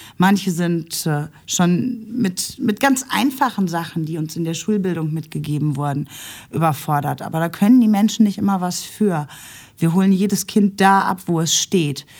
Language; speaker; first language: German; native; German